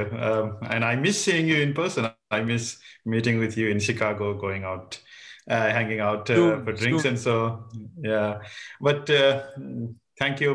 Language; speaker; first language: English; non-native, local second language; Nepali